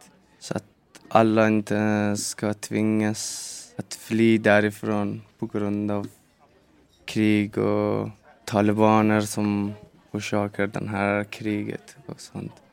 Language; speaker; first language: Swedish; non-native, learner; Persian